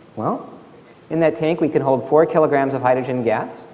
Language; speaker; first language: English; native; English